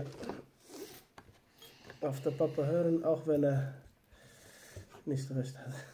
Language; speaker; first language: German; non-native, learner; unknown